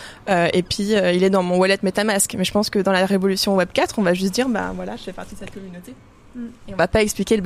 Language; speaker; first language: French; native; French